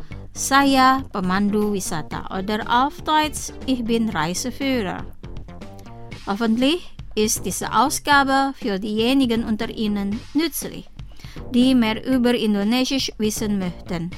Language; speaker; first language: German; non-native, fluent; Indonesian